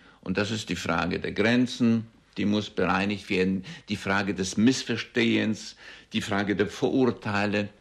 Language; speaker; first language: German; early bilingual, heritage; German